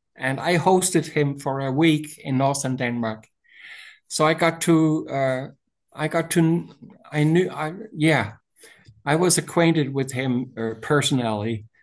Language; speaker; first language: English; non-native, fluent; Danish